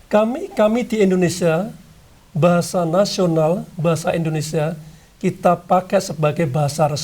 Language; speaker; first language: Indonesian; non-native, local second language; Javanese